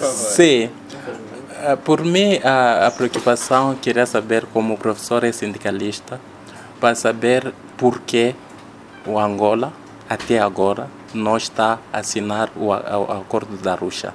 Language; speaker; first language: Portuguese; non-native, learner; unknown